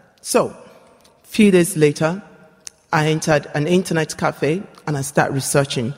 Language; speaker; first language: English; non-native, local second language; Yoruba